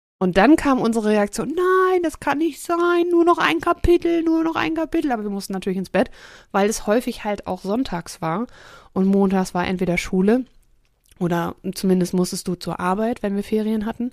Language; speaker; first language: German; native; German